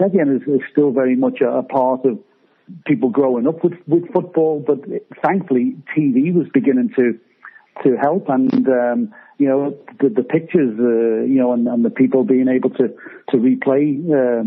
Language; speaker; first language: English; native; English